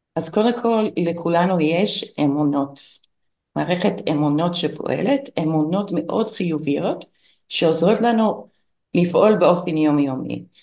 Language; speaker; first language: Hebrew; non-native, fluent; English